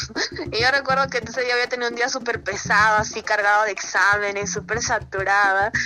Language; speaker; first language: Spanish; native; Spanish